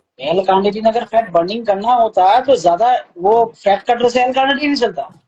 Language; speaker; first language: Hindi; non-native, local second language; Bangla